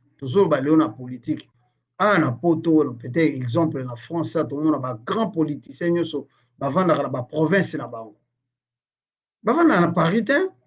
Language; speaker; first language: Lingala; native; Lingala